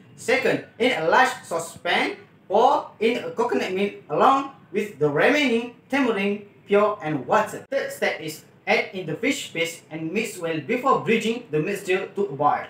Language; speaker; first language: English; non-native, local second language; Malay